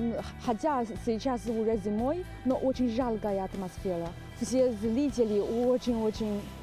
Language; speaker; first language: Russian; non-native, learner; Chinese